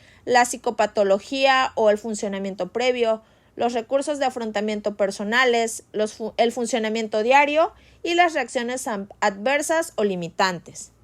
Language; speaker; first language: Spanish; native; Spanish